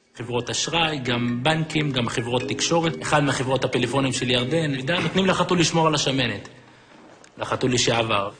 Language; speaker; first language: Hebrew; non-native, local second language; Arabic